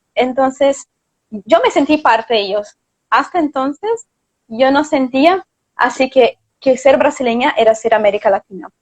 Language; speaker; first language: Spanish; non-native, fluent; Portuguese